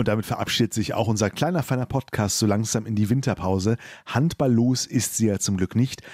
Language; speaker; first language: German; native; German